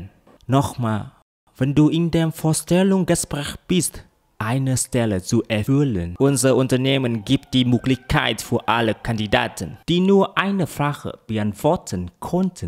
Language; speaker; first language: German; non-native, learner; Vietnamese